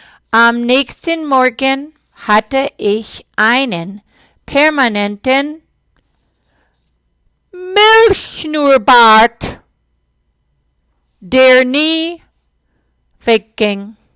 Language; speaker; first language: German; non-native, fluent; English